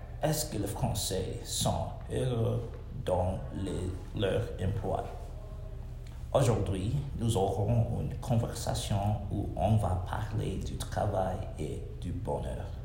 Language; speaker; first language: French; non-native, learner; English